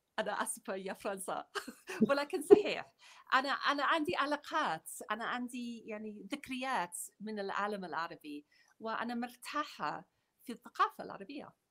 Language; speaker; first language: Arabic; non-native, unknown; English